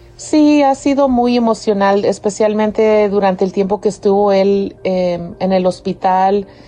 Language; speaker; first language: Spanish; early bilingual, heritage; Spanish